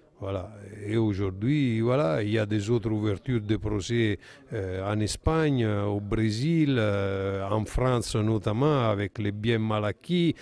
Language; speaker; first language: French; non-native, fluent; Italian